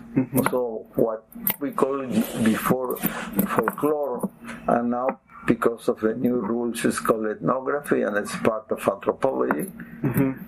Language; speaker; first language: English; non-native, fluent; Spanish